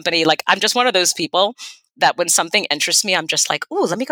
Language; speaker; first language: English; non-native, fluent; Haitian Creole